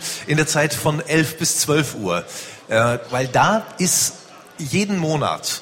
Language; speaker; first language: German; native; German